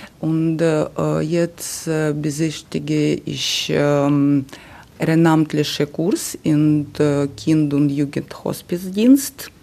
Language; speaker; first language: German; non-native, learner; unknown